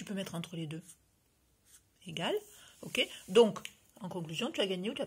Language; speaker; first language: French; native; French